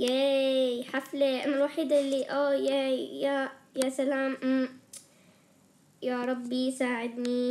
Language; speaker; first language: Arabic; native; Arabic